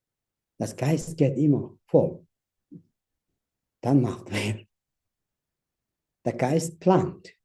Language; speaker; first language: German; non-native, learner; Tibetan